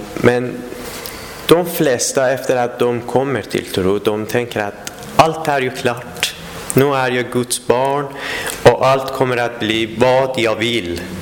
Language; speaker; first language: Swedish; non-native, fluent; Persian